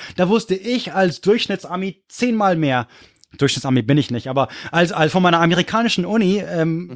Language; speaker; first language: German; non-native, fluent; English